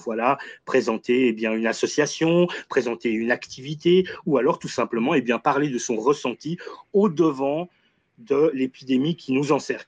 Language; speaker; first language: French; native; French